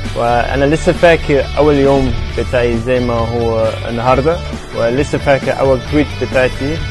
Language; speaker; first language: Egyptian Arabic; non-native, fluent; English